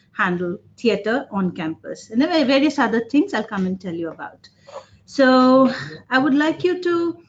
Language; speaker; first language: English; non-native, local second language; Hindi